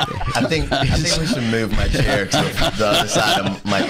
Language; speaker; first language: English; native; English